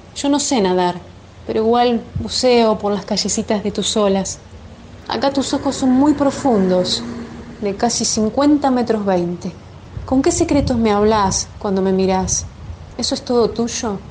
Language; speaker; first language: Spanish; native; Spanish